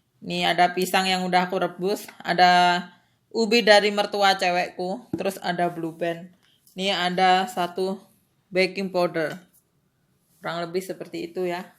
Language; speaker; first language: Indonesian; native; Indonesian